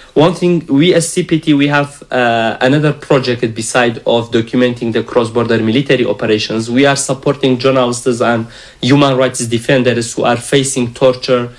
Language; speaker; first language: English; non-native, fluent; Kurdish